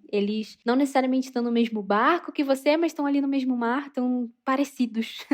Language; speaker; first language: Portuguese; native; Portuguese